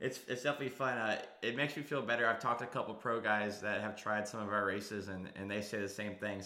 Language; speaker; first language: English; native; English